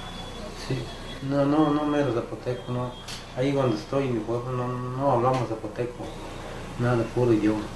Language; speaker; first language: Spanish; non-native, local second language; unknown